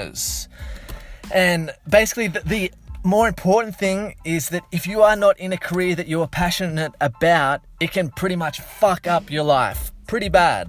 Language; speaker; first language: English; native; English